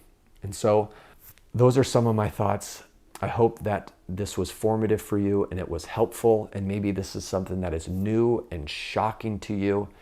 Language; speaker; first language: English; native; English